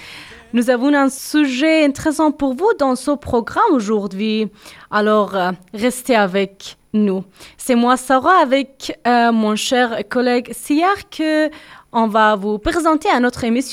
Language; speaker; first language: French; non-native, learner; Persian